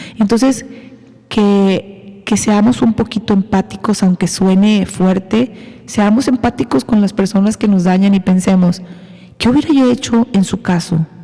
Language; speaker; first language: Spanish; native; Spanish